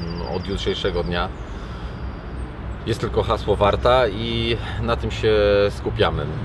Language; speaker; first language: Polish; native; Polish